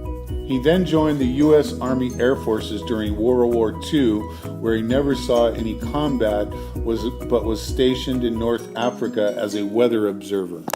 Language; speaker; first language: English; native; English